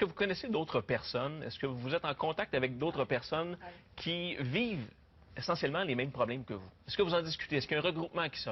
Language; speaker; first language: French; native; French